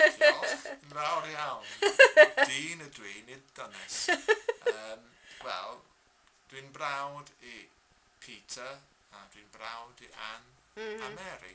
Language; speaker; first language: Welsh; non-native, learner; English